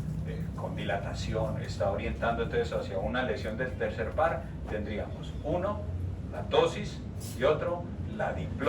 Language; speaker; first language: Spanish; native; Spanish